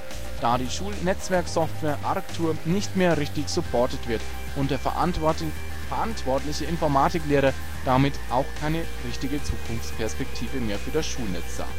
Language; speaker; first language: German; native; German